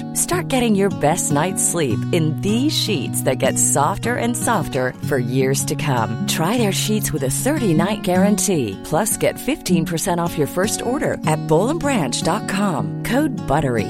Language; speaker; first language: Swedish; native; Swedish